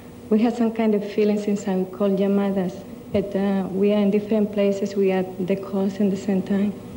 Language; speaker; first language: English; non-native, learner; Spanish